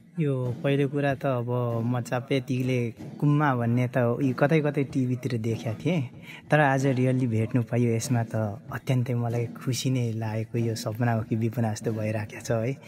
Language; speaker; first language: Nepali; non-native, local second language; Limbu